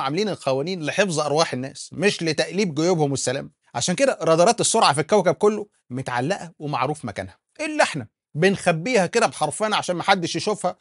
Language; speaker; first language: Arabic; native; Arabic